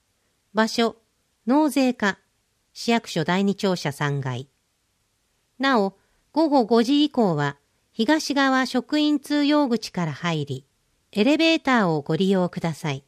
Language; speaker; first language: Japanese; native; Japanese